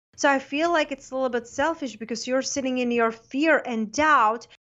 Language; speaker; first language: English; non-native, fluent; Czech